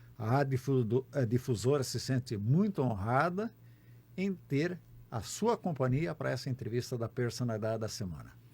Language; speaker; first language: Portuguese; native; Portuguese